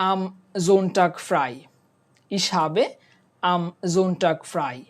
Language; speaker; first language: German; non-native, fluent; Bangla